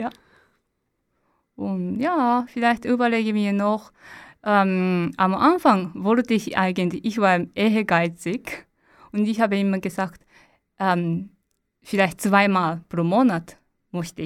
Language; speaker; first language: German; non-native, learner; Japanese